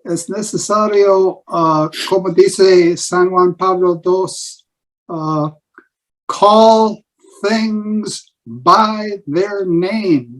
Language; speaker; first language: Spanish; non-native, learner; English